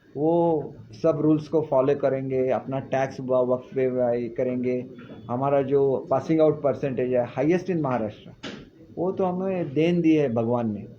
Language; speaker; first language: Hindi; non-native, local second language; Marathi